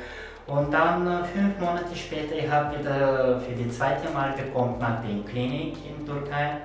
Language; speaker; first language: German; non-native, learner; Turkish